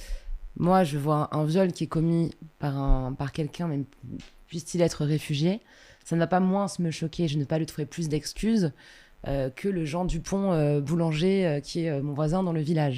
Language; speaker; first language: French; native; French